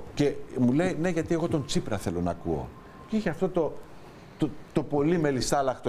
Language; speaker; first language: Greek; native; Greek